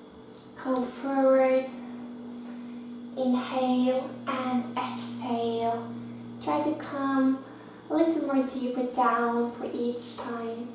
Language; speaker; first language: English; non-native, fluent; Norwegian